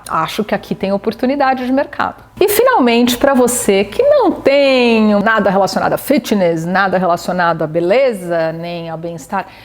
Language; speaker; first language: Portuguese; native; Portuguese